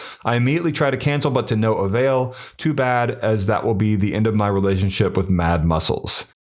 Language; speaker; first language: English; native; English